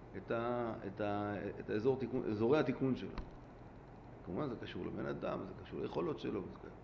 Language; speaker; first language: Hebrew; native; Hebrew